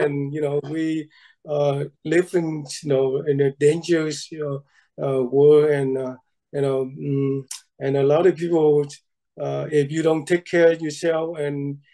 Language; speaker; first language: English; non-native, fluent; Vietnamese